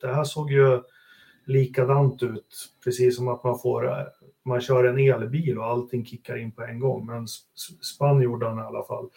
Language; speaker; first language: Swedish; native; Swedish